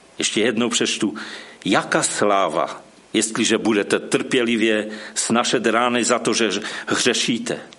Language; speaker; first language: Czech; non-native, local second language; Polish